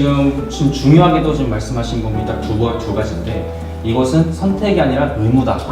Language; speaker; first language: Korean; native; Korean